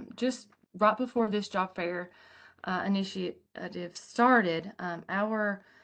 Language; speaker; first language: English; native; English